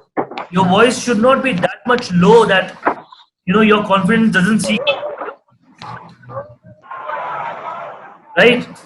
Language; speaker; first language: English; non-native, local second language; Hindi